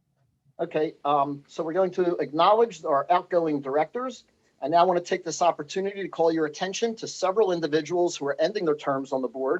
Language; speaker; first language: English; native; English